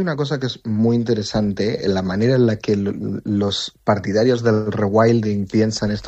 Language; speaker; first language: Catalan; non-native, local second language; Galician